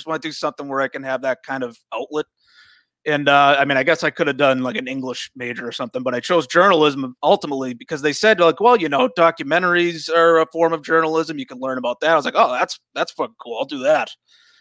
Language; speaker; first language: English; native; English